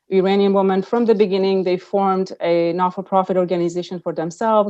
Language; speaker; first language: English; non-native, fluent; Persian